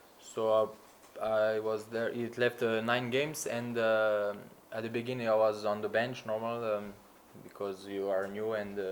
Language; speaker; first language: English; non-native, learner; Slovenian